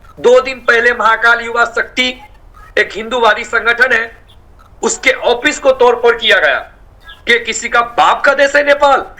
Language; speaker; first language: Hindi; non-native, fluent; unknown